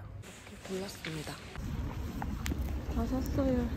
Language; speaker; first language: Korean; native; Korean